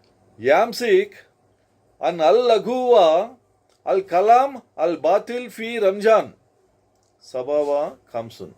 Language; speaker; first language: Arabic; non-native, learner; Telugu